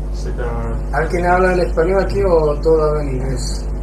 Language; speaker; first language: Spanish; non-native, fluent; Chinese